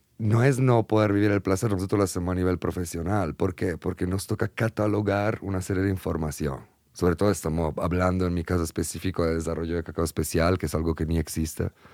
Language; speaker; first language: Spanish; non-native, fluent; Italian